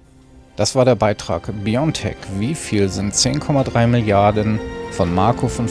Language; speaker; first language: German; native; German